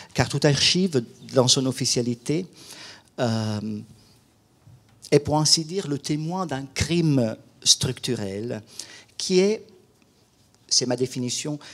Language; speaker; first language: French; non-native, fluent; Italian